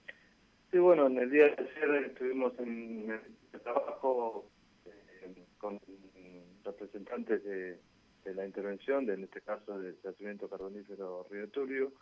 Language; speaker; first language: Spanish; native; Spanish